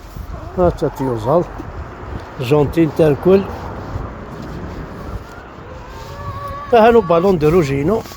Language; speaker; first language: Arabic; native; Arabic